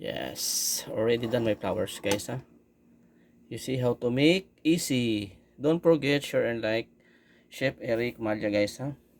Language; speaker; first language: English; non-native, local second language; Filipino